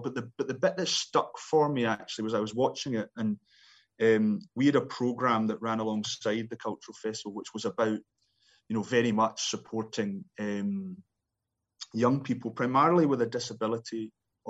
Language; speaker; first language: English; native; English